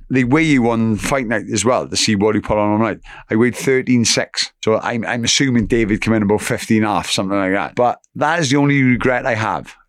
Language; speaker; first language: English; native; English